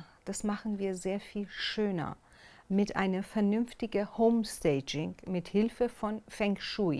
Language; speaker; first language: German; non-native, fluent; Persian